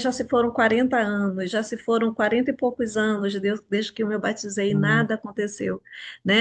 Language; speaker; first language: Portuguese; native; Portuguese